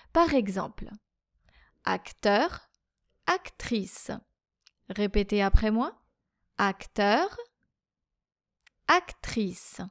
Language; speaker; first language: French; native; French